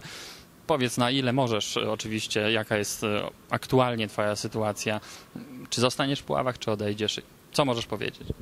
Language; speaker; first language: Polish; native; Polish